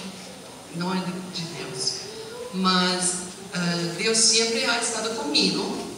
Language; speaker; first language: Portuguese; non-native, learner; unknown